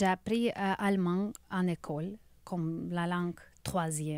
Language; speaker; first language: French; non-native, learner; Ukrainian